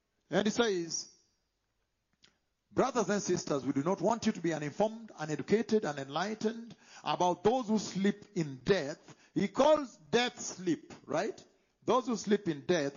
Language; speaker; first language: English; non-native, local second language; Luo (Kenya and Tanzania)